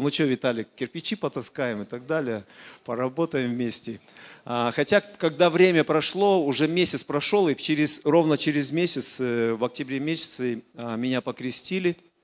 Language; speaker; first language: Russian; native; Russian